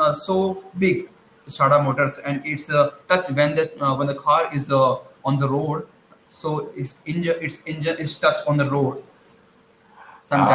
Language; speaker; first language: English; non-native, learner; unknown